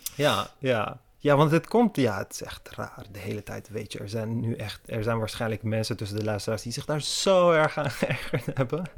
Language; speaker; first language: Dutch; early bilingual, other home language; Turkish